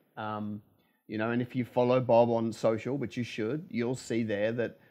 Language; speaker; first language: English; native; English